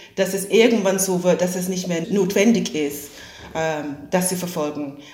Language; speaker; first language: German; non-native, fluent; English